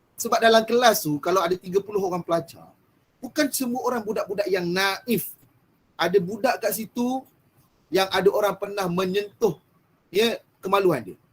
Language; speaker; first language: Malay; native; Malay